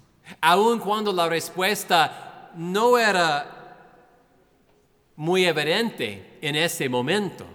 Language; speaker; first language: Spanish; non-native, fluent; English